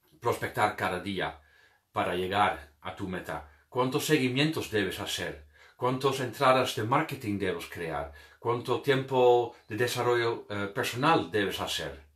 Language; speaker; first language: Spanish; non-native, fluent; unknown